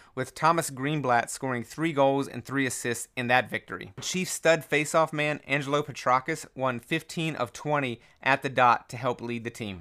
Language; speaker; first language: English; native; English